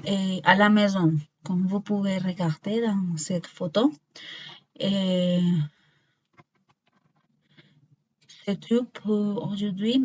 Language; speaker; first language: French; non-native, learner; Spanish